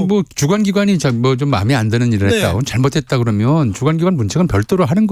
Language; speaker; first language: Korean; native; Korean